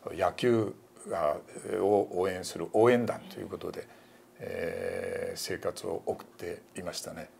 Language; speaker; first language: Japanese; native; Japanese